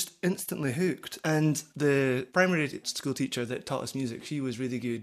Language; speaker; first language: English; native; English